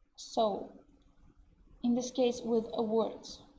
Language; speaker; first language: English; non-native, fluent; Russian